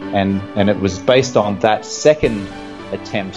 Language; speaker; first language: English; native; English